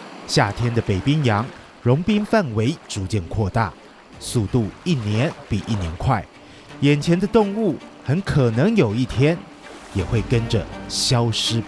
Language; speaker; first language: Chinese; native; Chinese